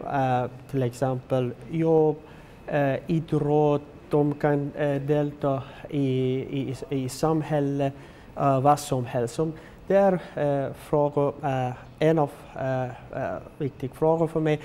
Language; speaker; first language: Swedish; non-native, learner; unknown